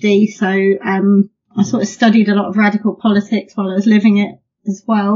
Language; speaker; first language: English; native; English